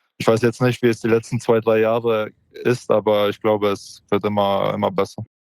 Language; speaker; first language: German; non-native, local second language; Polish